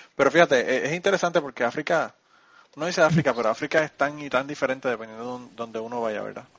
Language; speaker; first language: Spanish; native; Spanish